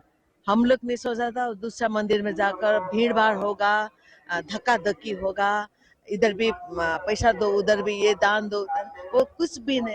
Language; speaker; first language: Hindi; non-native, local second language; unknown